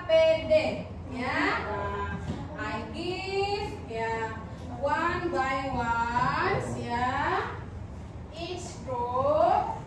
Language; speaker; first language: English; non-native, learner; Indonesian